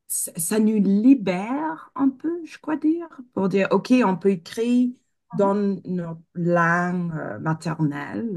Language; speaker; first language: French; non-native, fluent; English